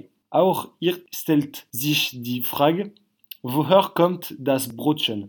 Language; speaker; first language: German; non-native, learner; French